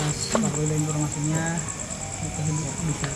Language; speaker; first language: Indonesian; native; Indonesian